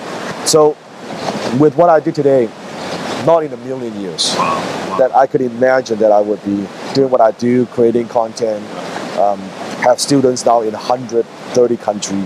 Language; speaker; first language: English; non-native, local second language; Cantonese